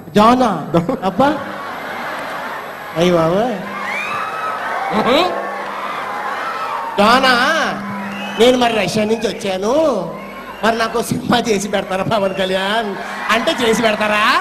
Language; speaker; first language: Telugu; native; Telugu